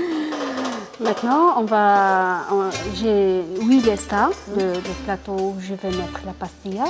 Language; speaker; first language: French; non-native, local second language; Arabic